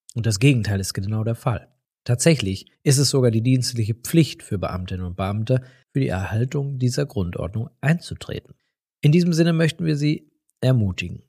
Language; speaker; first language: German; native; German